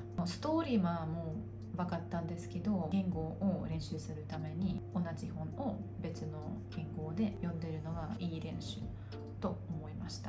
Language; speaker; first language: Japanese; non-native, fluent; Hungarian